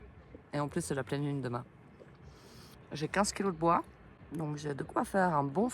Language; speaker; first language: French; native; French